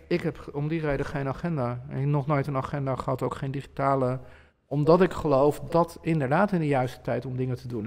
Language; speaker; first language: Dutch; early bilingual, other home language; Polish